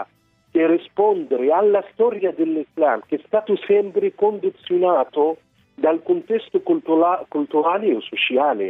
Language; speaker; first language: Italian; non-native, fluent; Arabic